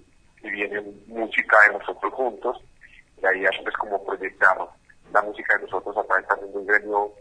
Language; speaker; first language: Spanish; native; Spanish